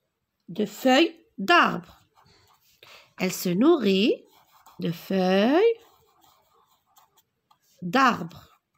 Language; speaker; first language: French; non-native, local second language; Arabic